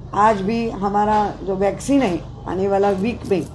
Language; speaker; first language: Hindi; non-native, local second language; Marathi